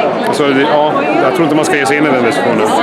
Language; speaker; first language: Swedish; native; Swedish